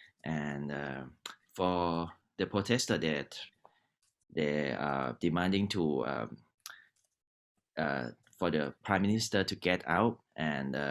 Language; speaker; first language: English; non-native, learner; Thai